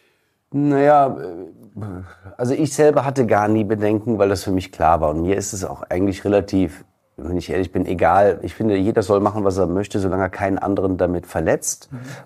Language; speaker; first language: German; native; German